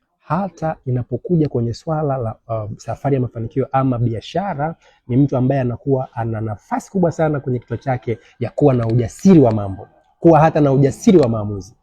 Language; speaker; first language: Swahili; native; Swahili